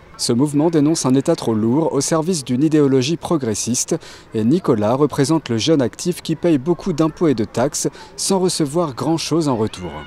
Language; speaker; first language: French; native; French